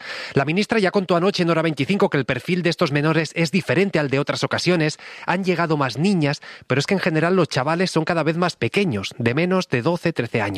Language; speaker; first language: Spanish; native; Spanish